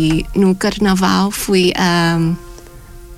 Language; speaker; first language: Portuguese; non-native, fluent; Thai